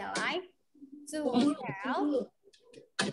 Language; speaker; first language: English; non-native, fluent; Indonesian